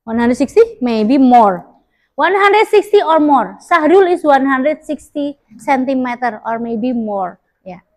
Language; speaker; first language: English; non-native, learner; Indonesian